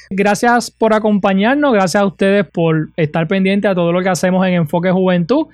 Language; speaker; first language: Spanish; native; Spanish